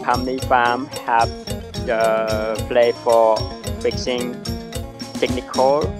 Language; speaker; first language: English; non-native, learner; Khmer